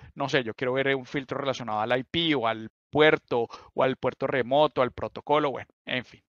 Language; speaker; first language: Spanish; native; Spanish